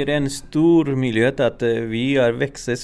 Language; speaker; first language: Swedish; non-native, learner; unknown